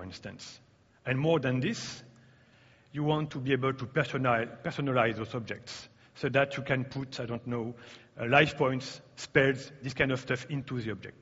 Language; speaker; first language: English; non-native, fluent; French